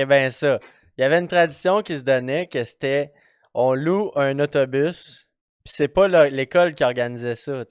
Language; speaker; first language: French; native; French